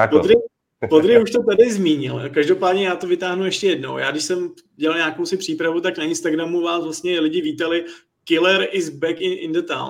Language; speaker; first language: Czech; native; Czech